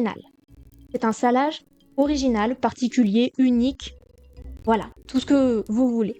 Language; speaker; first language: French; native; French